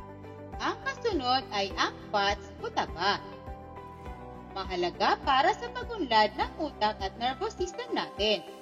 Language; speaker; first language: Filipino; native; Filipino